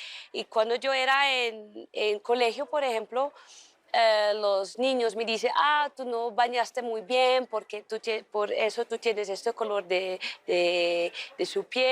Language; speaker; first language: Spanish; early bilingual, heritage; Dutch